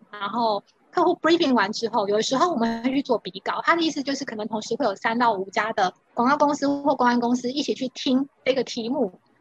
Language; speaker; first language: Chinese; native; Chinese